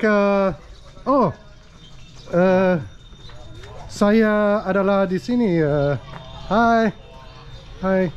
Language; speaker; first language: Indonesian; non-native, learner; English